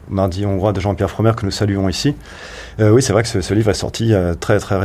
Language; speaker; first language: French; native; French